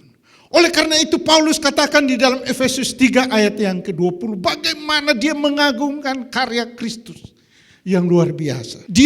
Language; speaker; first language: Indonesian; native; Indonesian